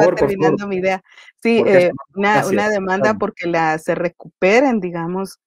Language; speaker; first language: Spanish; native; Spanish